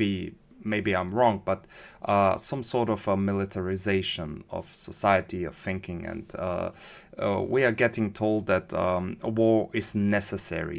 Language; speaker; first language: English; non-native, fluent; German